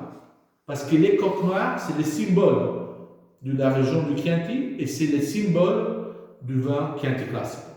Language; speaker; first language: French; non-native, fluent; Italian